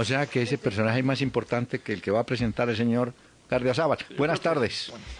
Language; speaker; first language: Spanish; native; Spanish